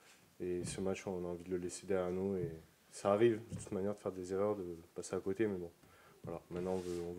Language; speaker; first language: French; native; French